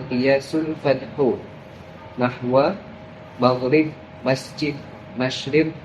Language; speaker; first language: Arabic; non-native, learner; Malay